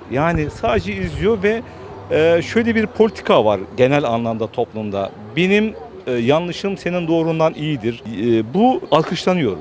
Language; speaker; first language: Turkish; native; Turkish